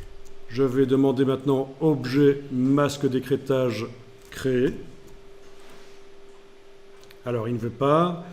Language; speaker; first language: French; native; French